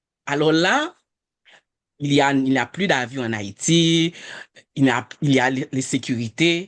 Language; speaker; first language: French; non-native, local second language; Haitian Creole